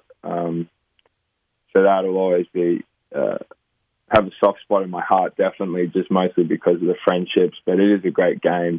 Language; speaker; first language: English; native; English